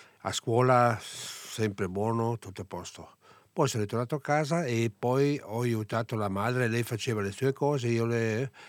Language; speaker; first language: Italian; non-native, local second language; German